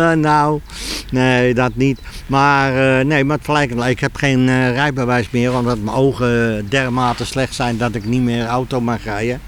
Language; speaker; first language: Dutch; native; Dutch